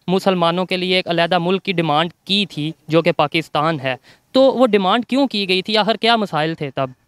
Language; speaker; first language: Urdu; native; Urdu